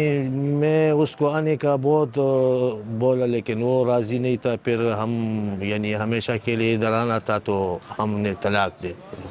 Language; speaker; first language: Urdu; non-native, fluent; Pashto